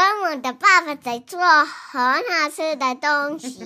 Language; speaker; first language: Chinese; early bilingual, heritage; Chinese